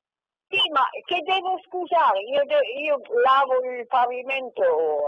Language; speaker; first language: Italian; non-native, fluent; German